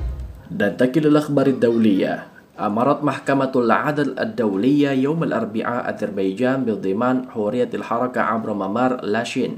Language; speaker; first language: Arabic; non-native, fluent; Indonesian